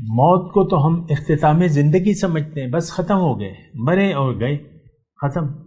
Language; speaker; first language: Urdu; non-native, local second language; Pashto